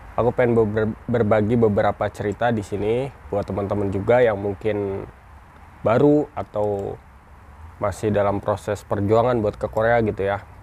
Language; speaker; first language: Indonesian; native; Indonesian